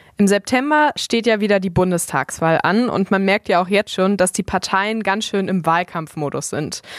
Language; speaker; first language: German; native; German